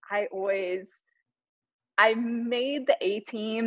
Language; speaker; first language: English; native; English